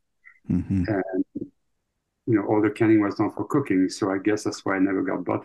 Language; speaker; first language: English; non-native, fluent; French